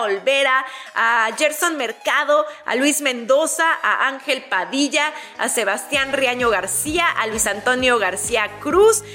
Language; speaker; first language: Spanish; native; Spanish